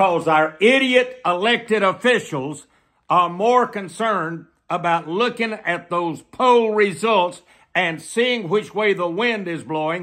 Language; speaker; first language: English; native; English